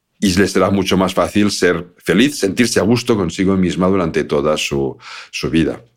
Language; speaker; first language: Spanish; native; Spanish